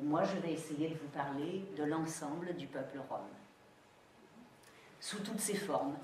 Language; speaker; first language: French; native; French